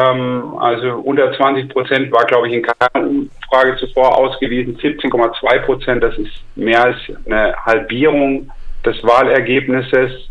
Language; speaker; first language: German; native; German